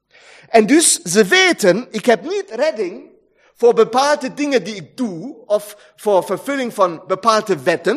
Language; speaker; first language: Dutch; non-native, fluent; German